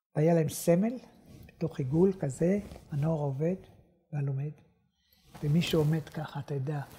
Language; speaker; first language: Hebrew; native; Hebrew